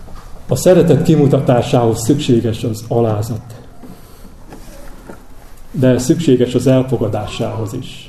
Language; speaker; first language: Hungarian; native; Hungarian